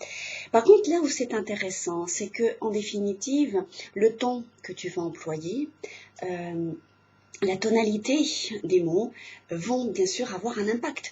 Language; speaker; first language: French; native; French